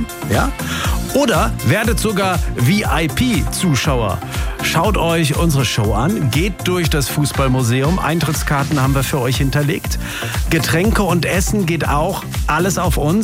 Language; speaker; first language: German; native; German